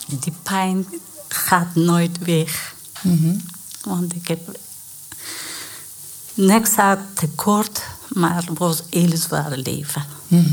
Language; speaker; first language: Dutch; non-native, learner; Persian